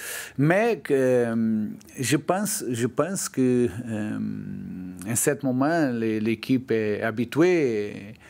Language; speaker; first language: French; non-native, learner; Portuguese